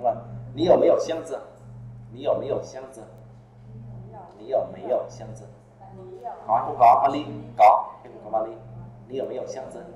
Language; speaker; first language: Chinese; non-native, fluent; Vietnamese